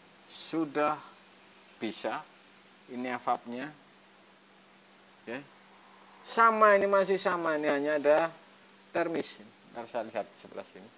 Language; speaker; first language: Indonesian; native; Indonesian